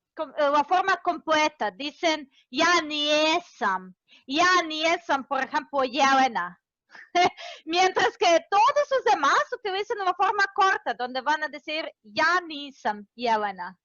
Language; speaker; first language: Spanish; non-native, fluent; Serbian